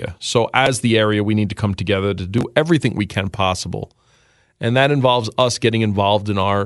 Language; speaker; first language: English; native; English